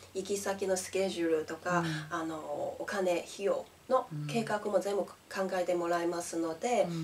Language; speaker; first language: Japanese; non-native, fluent; Chinese